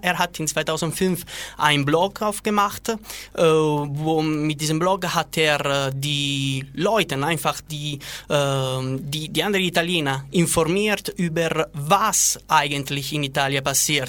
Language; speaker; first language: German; non-native, learner; Italian